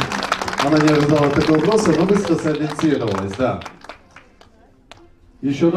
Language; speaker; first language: Russian; native; Russian